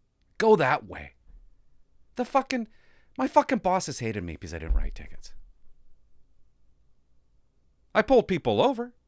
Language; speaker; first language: English; native; English